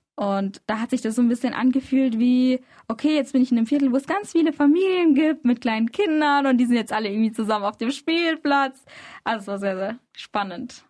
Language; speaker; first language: German; early bilingual, other home language; Arabic